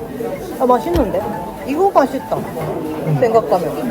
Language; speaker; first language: Korean; non-native, learner; Japanese